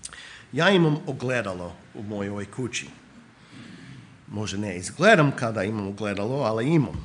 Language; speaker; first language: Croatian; non-native, fluent; English